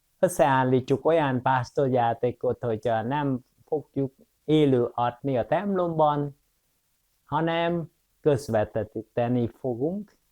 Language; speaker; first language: Hungarian; non-native, fluent; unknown